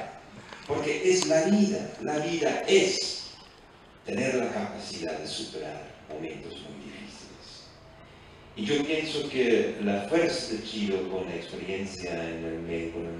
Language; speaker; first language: Spanish; non-native, fluent; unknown